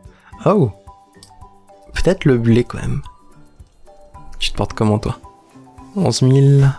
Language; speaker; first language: French; native; French